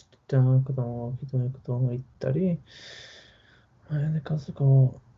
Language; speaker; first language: Japanese; non-native, learner; English